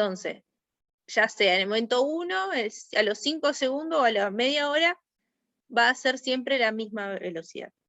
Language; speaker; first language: Spanish; native; Spanish